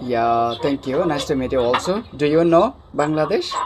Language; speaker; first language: English; non-native, learner; Bangla